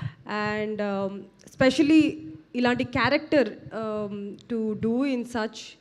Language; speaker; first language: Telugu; non-native, fluent; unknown